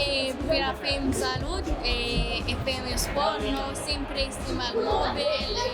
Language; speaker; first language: Catalan; non-native, learner; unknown